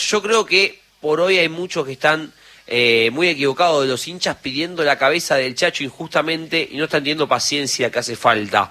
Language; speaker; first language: Spanish; native; Spanish